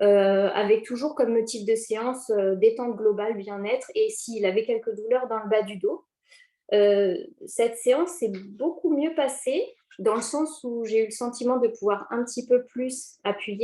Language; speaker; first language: French; native; French